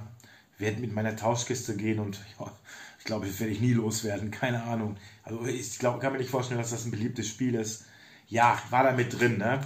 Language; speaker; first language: German; native; German